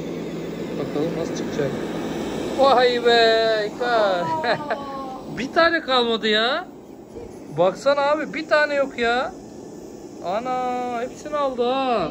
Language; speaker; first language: Turkish; native; Turkish